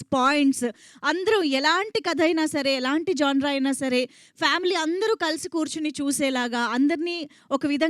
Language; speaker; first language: Telugu; native; Telugu